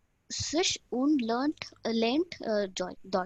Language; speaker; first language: German; non-native, learner; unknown